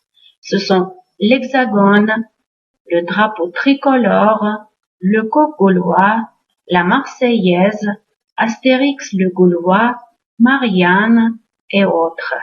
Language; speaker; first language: French; non-native, fluent; Uzbek